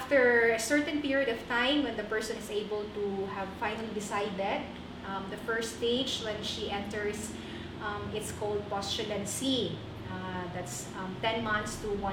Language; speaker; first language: English; non-native, local second language; Cebuano